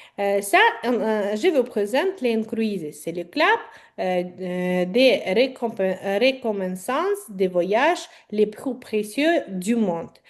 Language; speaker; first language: French; non-native, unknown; Ukrainian